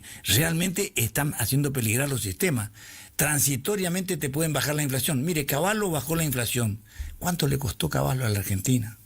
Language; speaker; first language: Spanish; native; Spanish